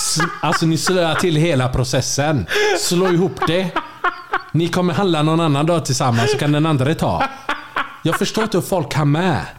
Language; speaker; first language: Swedish; early bilingual, other home language; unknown